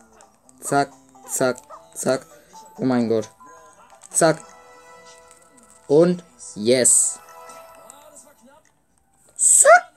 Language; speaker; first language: German; native; German